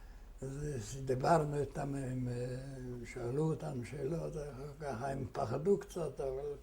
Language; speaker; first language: Hebrew; non-native, fluent; Yiddish